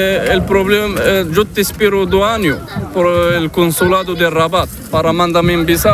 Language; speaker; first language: Spanish; non-native, learner; Arabic